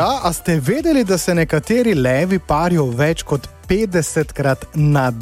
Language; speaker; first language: Slovenian; native; Slovenian